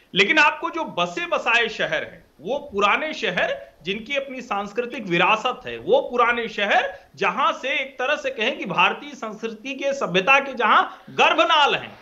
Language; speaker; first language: Hindi; native; Hindi